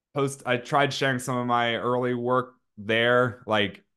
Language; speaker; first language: English; native; English